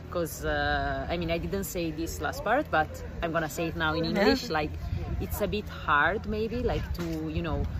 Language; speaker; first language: English; non-native, fluent; Italian